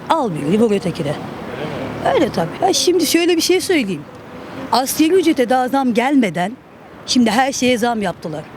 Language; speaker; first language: Turkish; native; Turkish